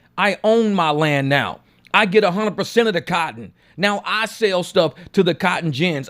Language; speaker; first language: English; native; English